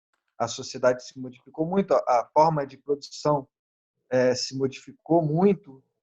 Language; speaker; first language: Portuguese; native; Portuguese